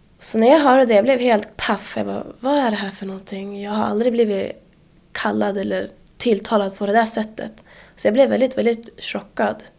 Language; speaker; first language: Swedish; early bilingual, other home language; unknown